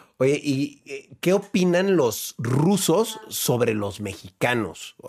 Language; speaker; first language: Spanish; native; Spanish